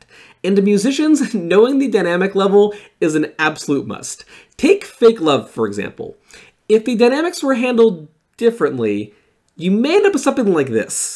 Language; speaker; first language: English; native; English